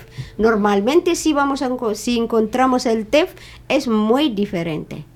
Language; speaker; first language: Spanish; non-native, learner; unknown